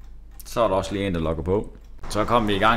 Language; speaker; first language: Danish; native; Danish